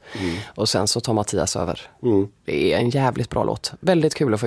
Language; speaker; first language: Swedish; native; Swedish